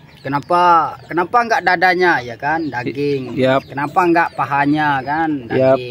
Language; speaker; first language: Indonesian; native; Indonesian